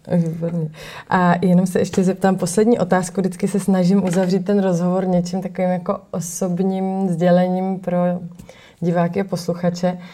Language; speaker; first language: Czech; native; Czech